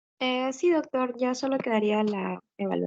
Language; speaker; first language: Spanish; native; Spanish